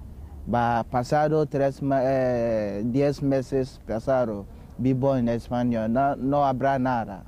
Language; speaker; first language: Spanish; non-native, learner; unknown